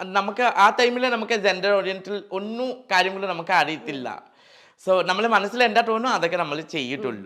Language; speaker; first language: Malayalam; non-native, local second language; Assamese